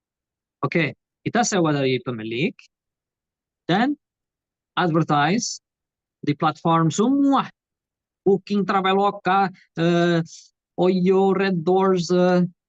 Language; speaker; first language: Indonesian; non-native, learner; Portuguese